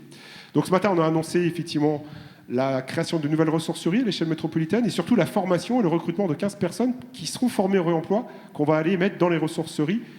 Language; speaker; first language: French; native; French